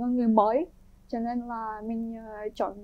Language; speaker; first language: Vietnamese; non-native, fluent; Ukrainian